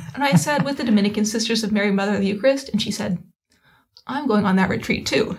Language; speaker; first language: English; native; English